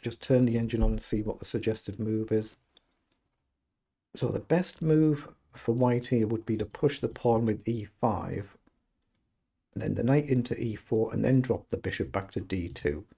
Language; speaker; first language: English; native; English